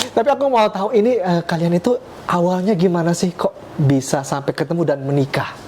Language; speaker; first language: Indonesian; native; Indonesian